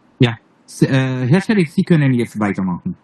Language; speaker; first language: German; non-native, fluent; Bangla